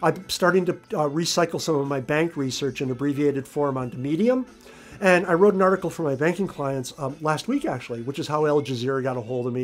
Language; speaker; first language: English; native; English